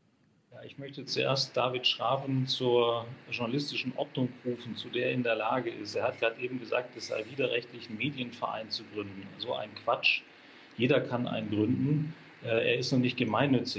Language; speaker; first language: German; native; German